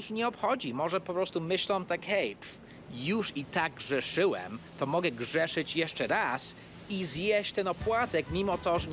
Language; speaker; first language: Polish; early bilingual, heritage; Polish